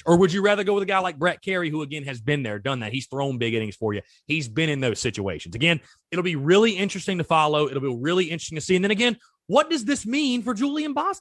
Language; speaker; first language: English; native; English